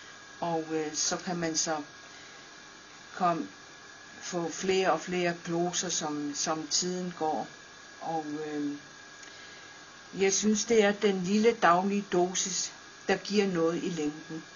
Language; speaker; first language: Danish; non-native, local second language; Kalaallisut